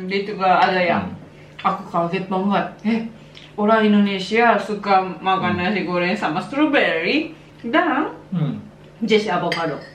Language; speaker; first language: Indonesian; non-native, learner; Japanese